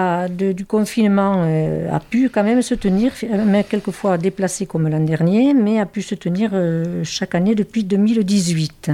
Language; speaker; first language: French; native; French